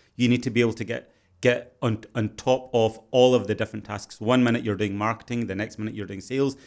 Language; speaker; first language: English; early bilingual, other home language; Urdu